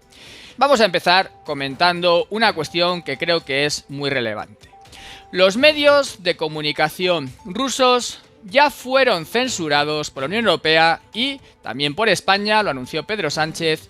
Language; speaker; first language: Spanish; native; Spanish